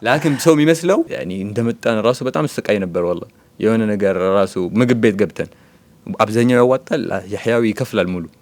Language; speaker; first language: Amharic; early bilingual, heritage; Amharic